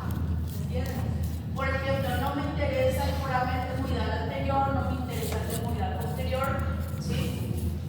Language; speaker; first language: Spanish; native; Spanish